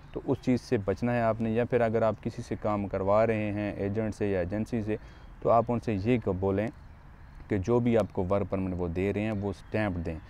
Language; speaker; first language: Urdu; non-native, local second language; Punjabi